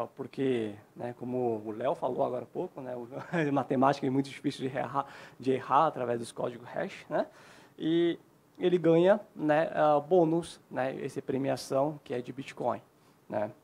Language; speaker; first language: Portuguese; non-native, fluent; Chinese